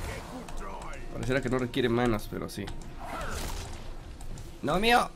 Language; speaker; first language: Spanish; native; Spanish